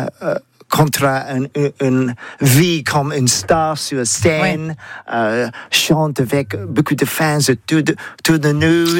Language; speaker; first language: French; non-native, learner; English